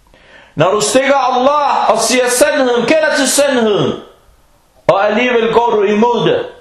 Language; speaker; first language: Danish; non-native, local second language; Arabic